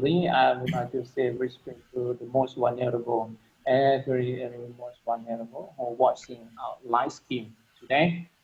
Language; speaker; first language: English; non-native, learner; Lao